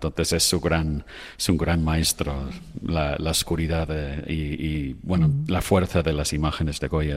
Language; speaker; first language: Spanish; non-native, fluent; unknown